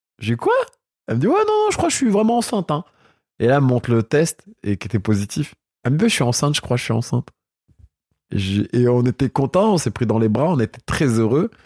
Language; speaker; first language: French; early bilingual, other home language; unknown